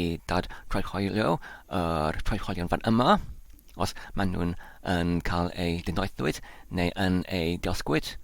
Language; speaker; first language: Welsh; non-native, learner; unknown